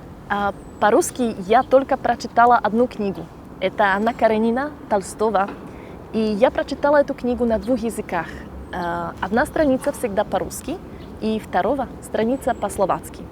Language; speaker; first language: Russian; non-native, fluent; Slovak